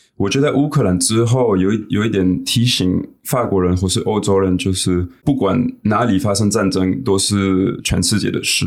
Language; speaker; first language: Chinese; non-native, fluent; French